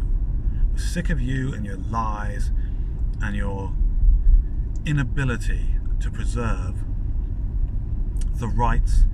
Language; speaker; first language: English; native; English